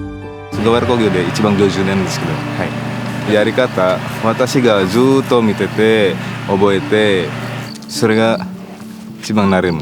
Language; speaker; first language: Japanese; non-native, fluent; Indonesian